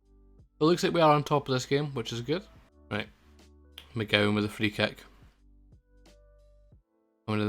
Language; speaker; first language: English; native; English